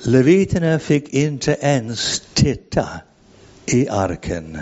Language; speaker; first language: Swedish; non-native, fluent; English